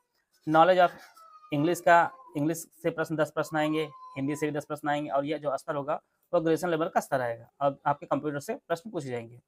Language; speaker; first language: Hindi; native; Hindi